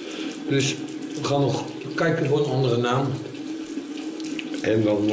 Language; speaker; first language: Dutch; native; Dutch